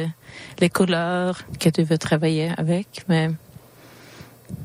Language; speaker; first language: French; non-native, learner; Swedish